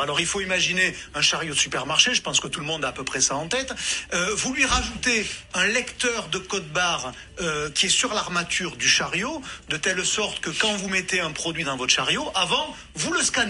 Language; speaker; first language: French; native; French